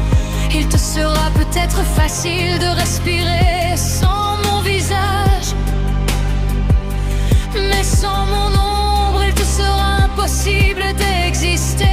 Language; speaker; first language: French; native; French